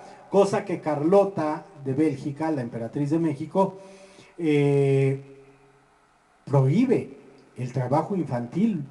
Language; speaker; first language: Spanish; native; Spanish